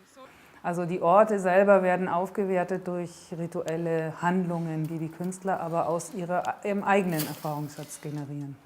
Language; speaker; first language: German; native; German